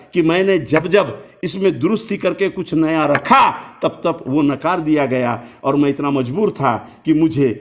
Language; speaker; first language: Hindi; non-native, local second language; Marathi